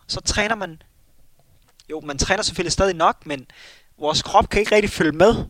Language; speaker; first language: Danish; early bilingual, other home language; Somali